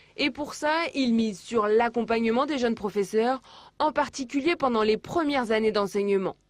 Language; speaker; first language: French; native; French